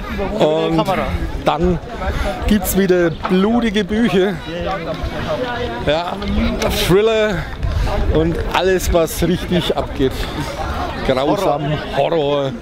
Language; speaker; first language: German; native; German